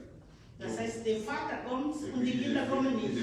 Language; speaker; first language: German; non-native, fluent; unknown